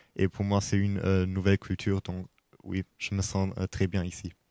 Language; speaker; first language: French; non-native, learner; German